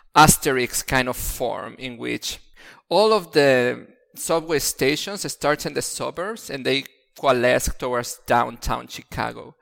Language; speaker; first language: English; non-native, fluent; Spanish